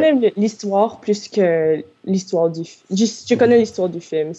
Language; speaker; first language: French; non-native, local second language; English